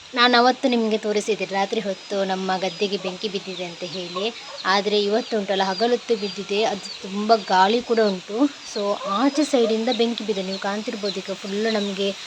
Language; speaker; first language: Kannada; non-native, local second language; Tulu